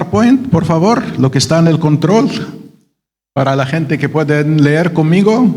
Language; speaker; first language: Spanish; non-native, fluent; Arabic